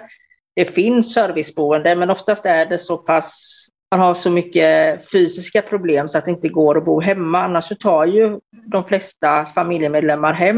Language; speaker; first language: Swedish; native; Swedish